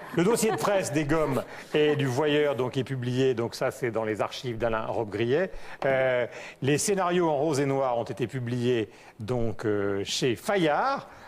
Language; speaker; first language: French; native; French